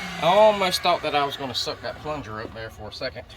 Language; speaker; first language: English; native; English